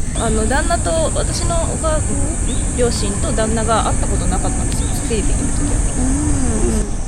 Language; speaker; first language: Japanese; non-native, fluent; Filipino